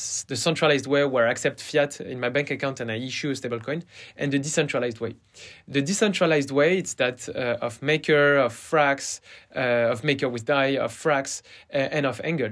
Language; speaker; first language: English; non-native, fluent; French